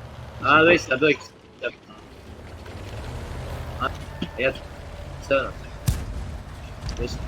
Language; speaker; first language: French; native; French